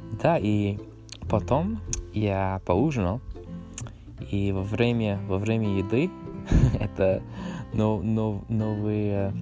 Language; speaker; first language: Russian; non-native, learner; English